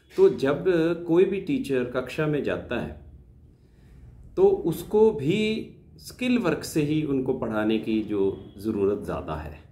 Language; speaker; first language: Hindi; non-native, local second language; Punjabi